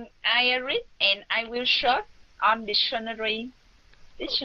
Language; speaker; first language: English; non-native, learner; Vietnamese